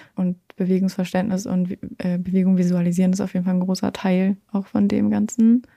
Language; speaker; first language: German; native; German